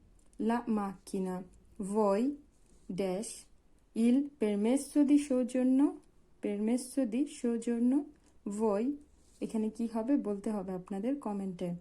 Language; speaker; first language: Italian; non-native, fluent; Bangla